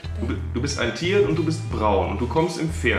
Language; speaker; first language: German; native; German